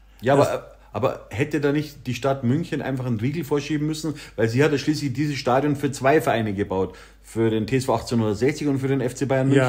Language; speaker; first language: German; native; German